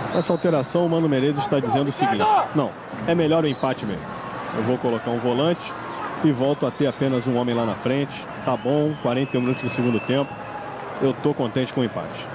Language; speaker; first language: Portuguese; native; Portuguese